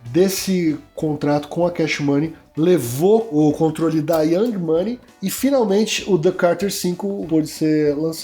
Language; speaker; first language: Portuguese; native; Portuguese